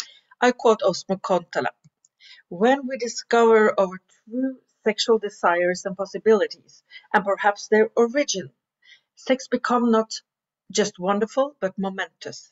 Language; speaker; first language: English; non-native, fluent; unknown